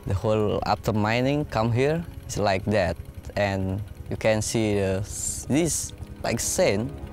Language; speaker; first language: English; non-native, learner; Indonesian